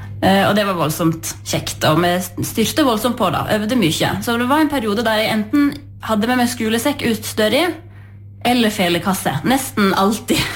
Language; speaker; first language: Norwegian; native; Norwegian